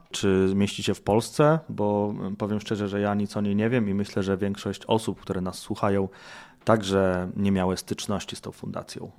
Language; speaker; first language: Polish; native; Polish